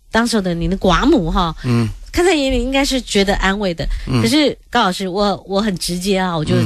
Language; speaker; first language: Chinese; native; Chinese